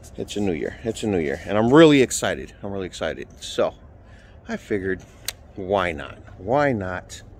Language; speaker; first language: English; native; English